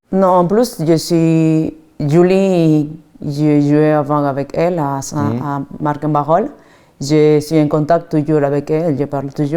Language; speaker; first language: French; non-native, fluent; Spanish